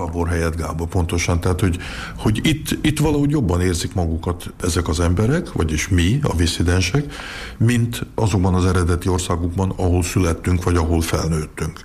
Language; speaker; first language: Hungarian; early bilingual, heritage; Hungarian